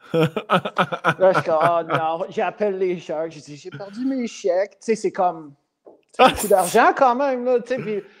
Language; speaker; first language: French; non-native, local second language; English